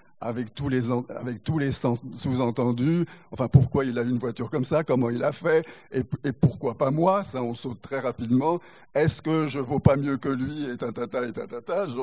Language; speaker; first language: French; native; French